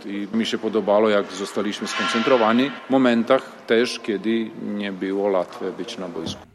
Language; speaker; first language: Polish; non-native, fluent; Serbian